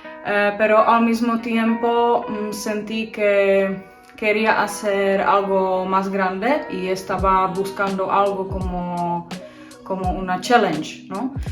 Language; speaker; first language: Spanish; non-native, fluent; Czech